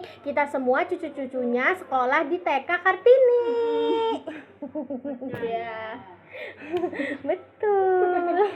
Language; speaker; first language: Indonesian; native; Indonesian